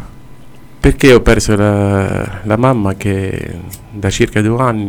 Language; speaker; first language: Italian; non-native, learner; Arabic